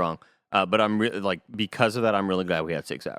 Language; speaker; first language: English; native; English